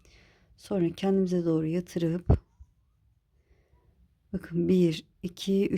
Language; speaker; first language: Turkish; native; Turkish